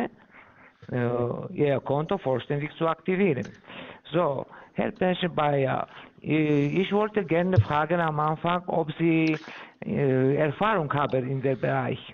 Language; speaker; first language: German; non-native, fluent; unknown